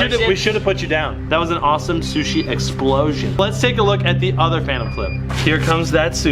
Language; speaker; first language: English; native; English